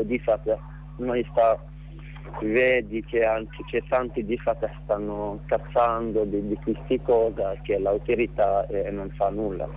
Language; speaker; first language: Italian; non-native, learner; Arabic